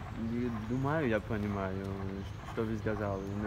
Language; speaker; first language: Russian; non-native, learner; Norwegian